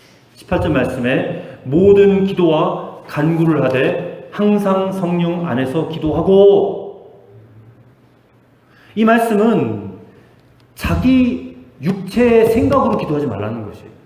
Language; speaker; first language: Korean; native; Korean